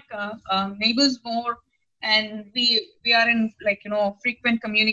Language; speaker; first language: English; non-native, local second language; Telugu